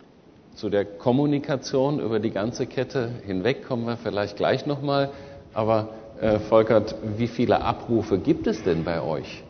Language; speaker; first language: German; native; German